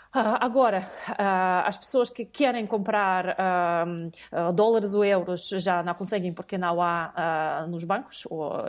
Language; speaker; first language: Portuguese; non-native, fluent; Russian